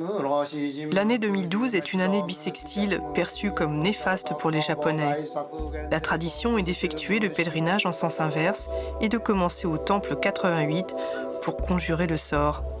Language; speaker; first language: French; native; French